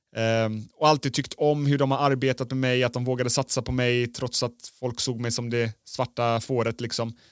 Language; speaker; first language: Swedish; native; Swedish